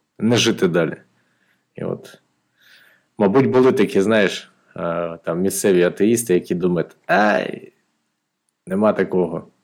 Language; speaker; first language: Ukrainian; non-native, local second language; Russian